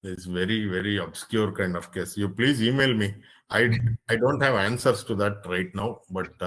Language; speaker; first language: English; non-native, local second language; Kannada